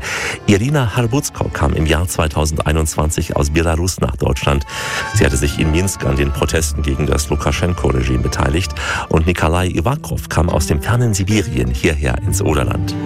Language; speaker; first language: German; native; German